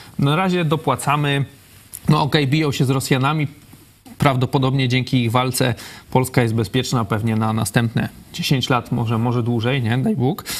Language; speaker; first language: Polish; native; Polish